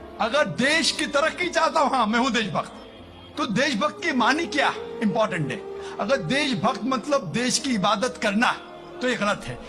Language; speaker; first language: Urdu; non-native, local second language; Konkani